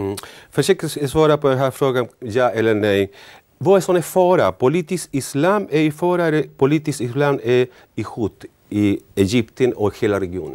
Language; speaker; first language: Swedish; non-native, learner; Spanish